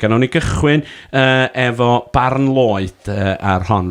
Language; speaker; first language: Welsh; native; Welsh